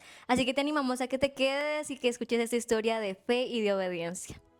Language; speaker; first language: Spanish; native; Spanish